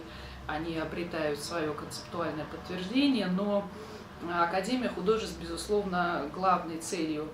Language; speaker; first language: Russian; native; Russian